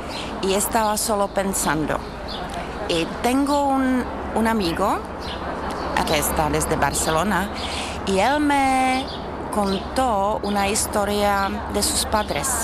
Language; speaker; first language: Spanish; non-native, learner; Czech